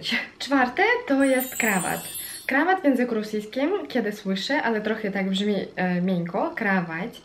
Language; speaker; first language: Polish; non-native, fluent; Russian